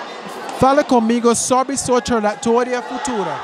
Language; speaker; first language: Portuguese; non-native, learner; English